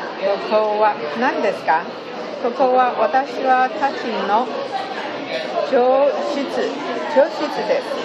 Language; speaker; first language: Japanese; non-native, learner; Chinese